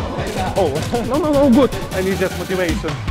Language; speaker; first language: English; non-native, learner; Russian